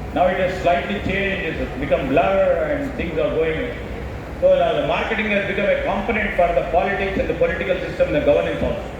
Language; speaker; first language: English; non-native, local second language; Telugu